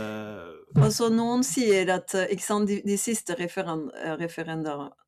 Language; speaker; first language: Norwegian; non-native, fluent; French